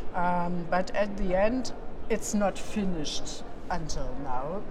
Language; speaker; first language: English; non-native, learner; German